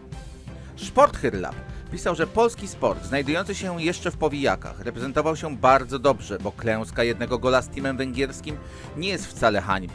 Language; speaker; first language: Polish; native; Polish